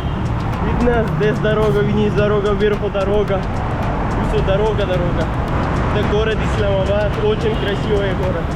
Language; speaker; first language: Russian; non-native, local second language; Kyrgyz